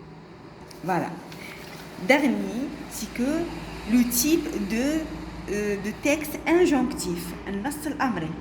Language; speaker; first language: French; non-native, local second language; Arabic